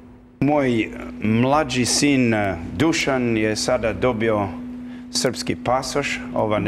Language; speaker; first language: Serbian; early bilingual, heritage; Serbian